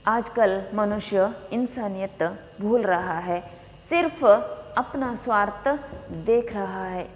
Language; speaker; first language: Hindi; non-native, local second language; Kannada